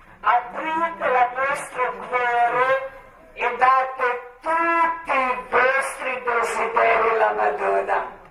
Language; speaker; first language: Italian; non-native, learner; Croatian